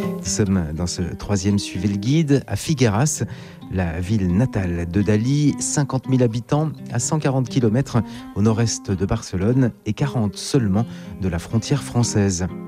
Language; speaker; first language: French; native; French